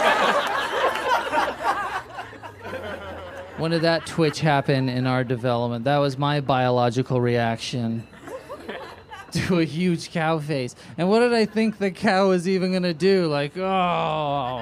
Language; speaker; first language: English; native; English